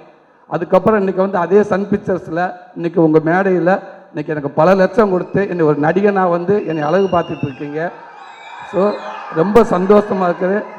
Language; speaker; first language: Tamil; native; Tamil